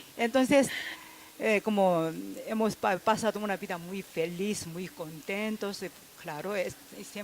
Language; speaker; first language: Spanish; non-native, fluent; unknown